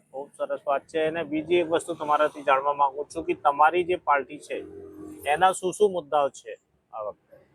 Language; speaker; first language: Gujarati; non-native, local second language; Hindi